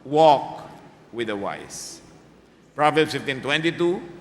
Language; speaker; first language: English; non-native, local second language; Filipino